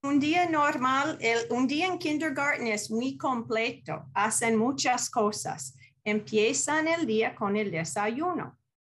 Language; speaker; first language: Spanish; non-native, fluent; English